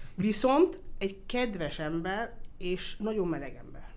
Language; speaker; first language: Hungarian; early bilingual, heritage; Hungarian